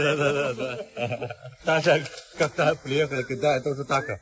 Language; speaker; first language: Russian; non-native, learner; Chinese